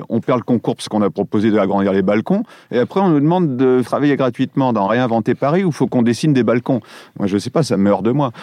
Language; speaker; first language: French; native; French